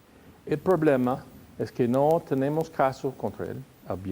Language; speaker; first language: Spanish; non-native, fluent; English